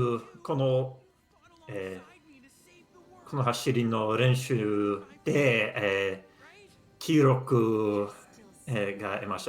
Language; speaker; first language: Japanese; non-native, learner; English